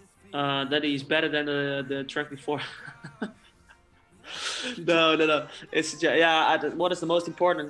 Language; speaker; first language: English; non-native, fluent; Dutch